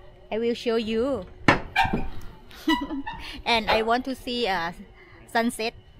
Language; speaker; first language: English; non-native, learner; Thai